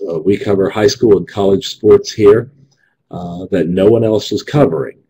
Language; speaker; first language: English; native; English